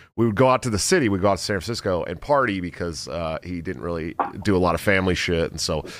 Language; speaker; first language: English; native; English